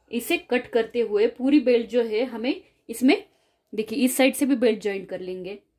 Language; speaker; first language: Hindi; non-native, local second language; Marathi